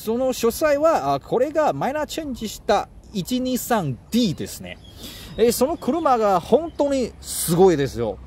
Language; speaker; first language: Japanese; non-native, learner; Chinese